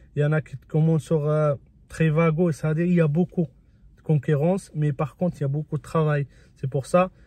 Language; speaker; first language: French; early bilingual, other home language; Spanish